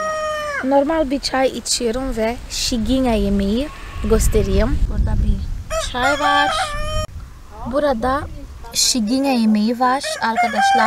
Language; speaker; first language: Turkish; non-native, fluent; Portuguese